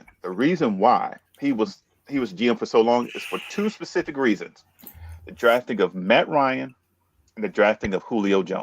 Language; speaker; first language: English; native; English